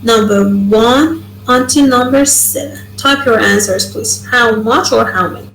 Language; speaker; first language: English; non-native, fluent; Persian